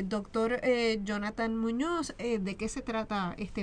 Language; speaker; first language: Spanish; native; Spanish